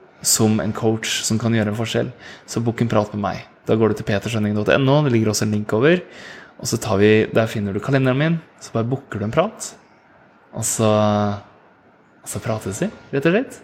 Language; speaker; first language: Norwegian; native; Norwegian